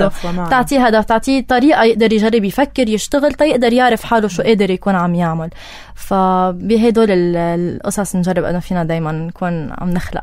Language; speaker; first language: Arabic; native; Arabic